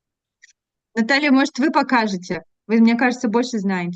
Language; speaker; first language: Russian; native; Russian